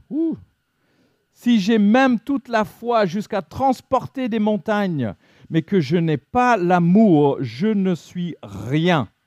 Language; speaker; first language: French; non-native, fluent; English